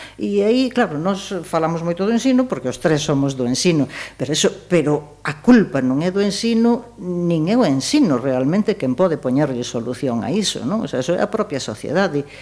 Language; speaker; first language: Galician; early bilingual, heritage; Galician